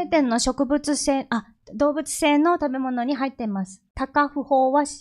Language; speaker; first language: Japanese; non-native, fluent; Korean